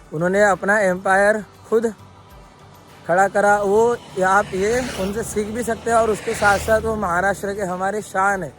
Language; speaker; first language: Hindi; non-native, local second language; Marathi